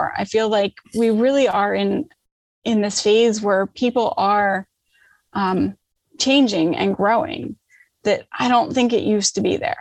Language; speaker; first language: English; native; English